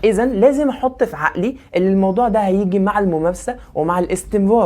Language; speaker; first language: Arabic; native; Arabic